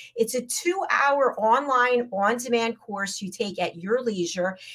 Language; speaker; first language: English; native; English